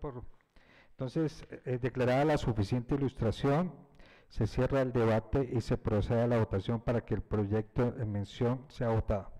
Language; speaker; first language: Spanish; native; Spanish